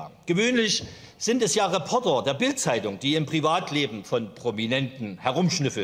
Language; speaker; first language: German; native; German